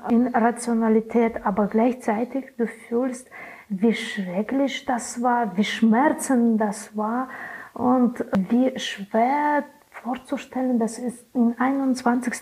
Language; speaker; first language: German; non-native, learner; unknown